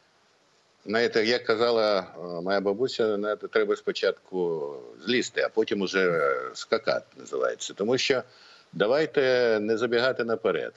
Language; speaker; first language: Ukrainian; native; Ukrainian